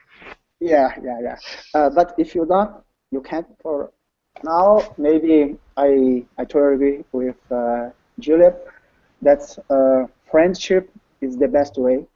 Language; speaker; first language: English; non-native, learner; Portuguese